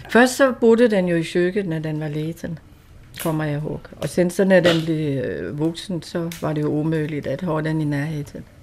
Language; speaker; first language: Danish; native; Danish